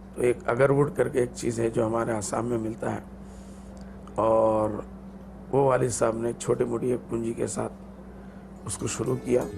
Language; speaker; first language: Hindi; non-native, local second language; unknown